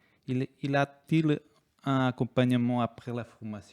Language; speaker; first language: French; non-native, learner; Portuguese